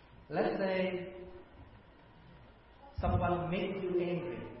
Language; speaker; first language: English; non-native, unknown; Vietnamese